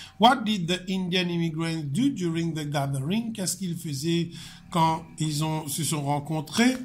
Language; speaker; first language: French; non-native, local second language; Morisyen